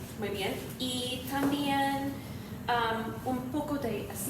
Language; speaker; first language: Spanish; non-native, learner; English